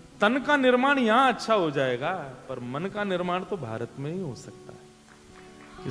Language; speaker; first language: Hindi; native; Hindi